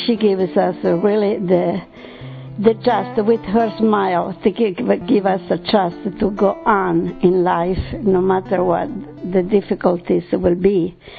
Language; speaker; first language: English; non-native, fluent; Italian